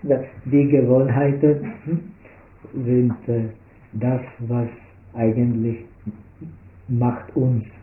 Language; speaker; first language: German; non-native, fluent; Czech